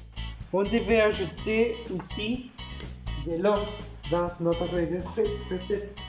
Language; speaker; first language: French; non-native, learner; Spanish